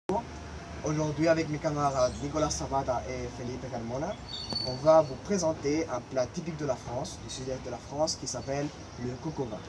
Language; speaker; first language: French; non-native, fluent; Spanish